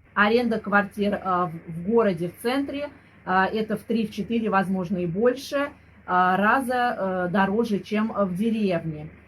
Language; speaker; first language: Russian; native; Russian